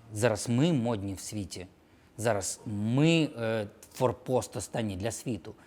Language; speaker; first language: Ukrainian; non-native, local second language; Russian